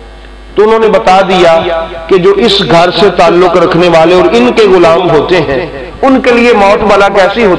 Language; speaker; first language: Hindi; non-native, local second language; Punjabi